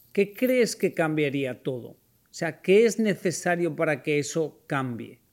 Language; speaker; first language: Spanish; native; Spanish